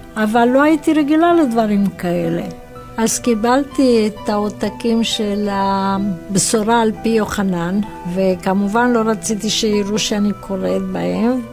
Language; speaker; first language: Hebrew; non-native, fluent; Romanian